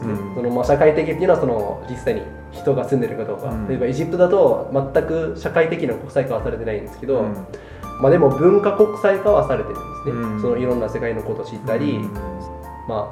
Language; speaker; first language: Japanese; non-native, fluent; Arabic